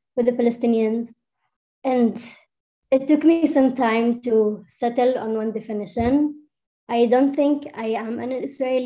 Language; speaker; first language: English; non-native, fluent; Arabic